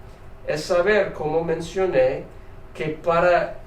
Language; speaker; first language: Spanish; non-native, fluent; English